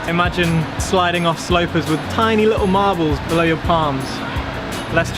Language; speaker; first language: English; native; English